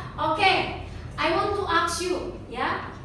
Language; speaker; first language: English; non-native, learner; Indonesian